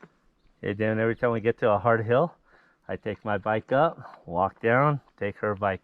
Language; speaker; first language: English; native; English